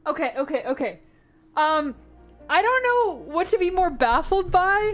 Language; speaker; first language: English; native; English